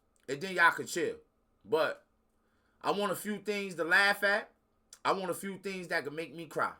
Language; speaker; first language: English; native; English